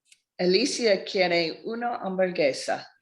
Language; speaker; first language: Spanish; non-native, learner; English